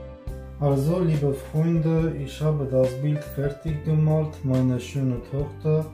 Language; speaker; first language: German; non-native, learner; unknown